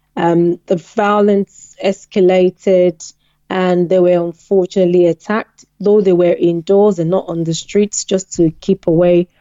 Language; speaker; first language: English; non-native, local second language; Yoruba